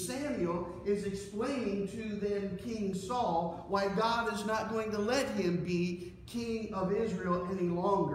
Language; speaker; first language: English; native; English